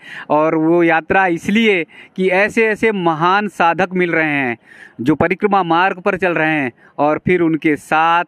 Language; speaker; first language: Hindi; native; Hindi